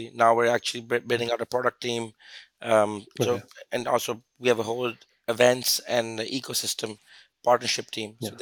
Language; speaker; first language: English; non-native, local second language; Urdu